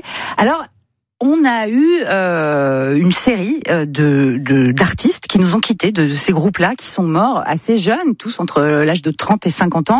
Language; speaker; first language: French; native; French